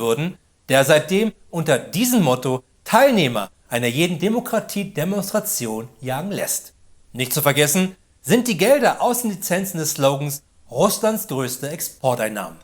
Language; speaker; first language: German; native; German